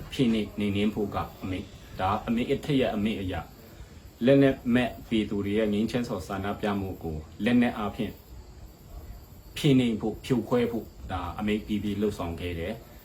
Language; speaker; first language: Burmese; non-native, local second language; Hakha Chin